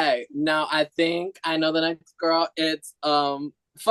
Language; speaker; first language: English; native; English